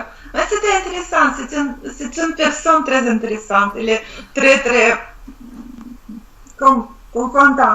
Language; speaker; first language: French; non-native, learner; Russian